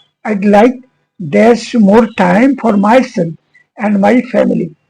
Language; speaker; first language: English; non-native, local second language; Bangla